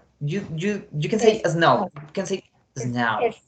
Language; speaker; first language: English; non-native, fluent; Spanish